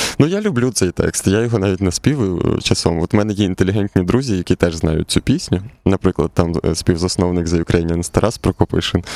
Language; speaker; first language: Ukrainian; non-native, local second language; Russian